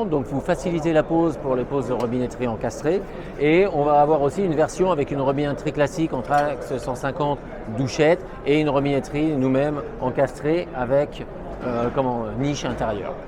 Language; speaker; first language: French; native; French